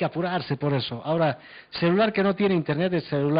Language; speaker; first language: Spanish; native; Spanish